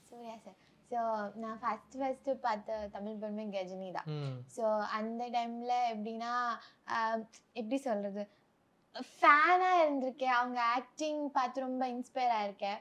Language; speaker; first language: Tamil; non-native, local second language; Malayalam